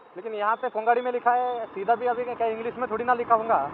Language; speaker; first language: Hindi; non-native, local second language; Marathi